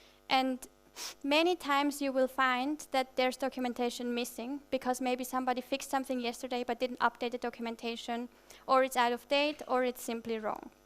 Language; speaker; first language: English; non-native, fluent; German